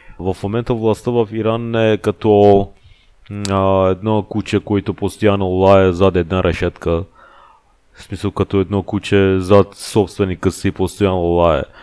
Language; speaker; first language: Bulgarian; non-native, fluent; Persian